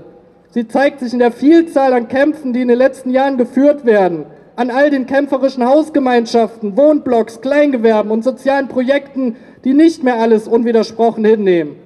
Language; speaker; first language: German; native; German